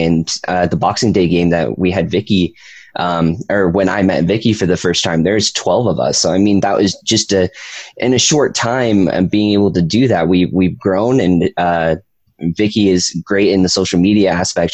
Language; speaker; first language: English; native; English